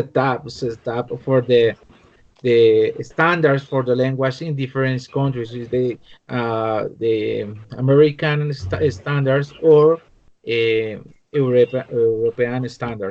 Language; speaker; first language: English; non-native, learner; Spanish